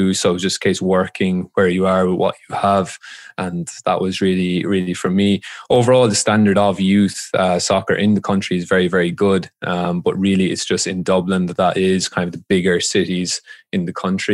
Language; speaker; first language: English; native; English